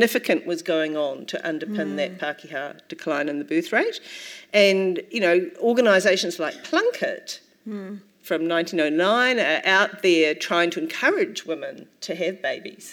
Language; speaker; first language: English; native; English